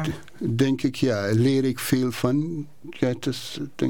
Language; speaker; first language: Dutch; non-native, learner; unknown